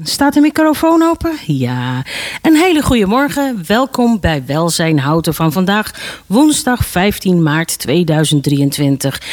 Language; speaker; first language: Dutch; native; Dutch